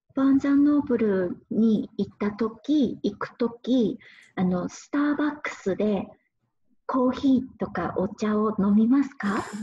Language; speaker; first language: Japanese; native; Japanese